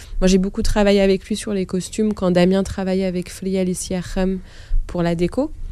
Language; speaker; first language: French; non-native, local second language; Arabic